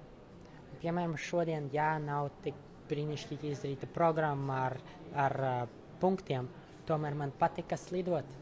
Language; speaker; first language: Latvian; non-native, local second language; Russian